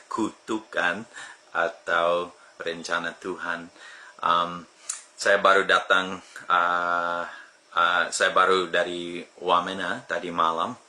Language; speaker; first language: Indonesian; non-native, fluent; English